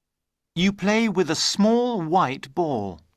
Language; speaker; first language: English; non-native, learner; Burmese